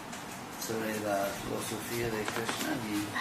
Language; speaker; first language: Spanish; non-native, fluent; English